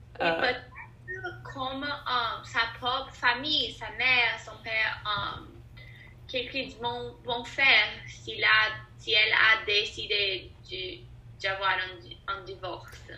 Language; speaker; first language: French; non-native, learner; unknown